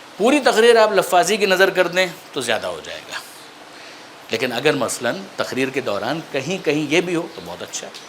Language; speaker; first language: Urdu; non-native, local second language; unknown